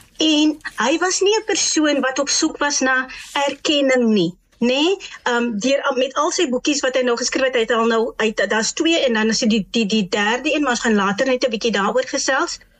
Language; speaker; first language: Afrikaans; native; Afrikaans